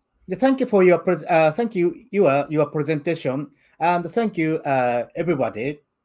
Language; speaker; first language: English; non-native, learner; Japanese